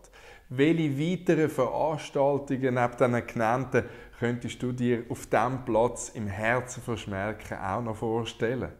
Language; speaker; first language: German; native; German